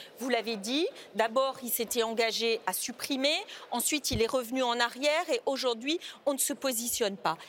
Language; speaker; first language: French; native; French